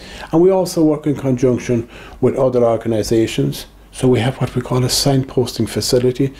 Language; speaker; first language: English; native; English